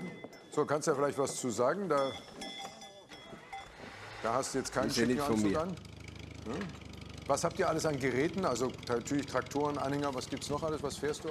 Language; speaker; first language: German; native; German